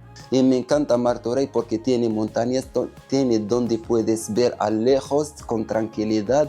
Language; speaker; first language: Spanish; non-native, learner; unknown